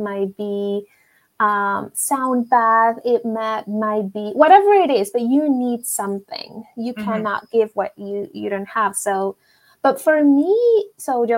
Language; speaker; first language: English; non-native, fluent; Spanish